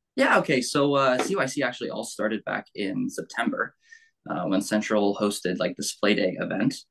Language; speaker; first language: English; native; English